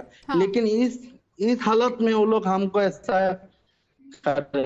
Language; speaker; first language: Hindi; non-native, learner; Bangla